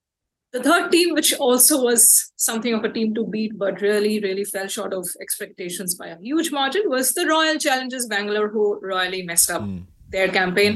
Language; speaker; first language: English; non-native, local second language; Bangla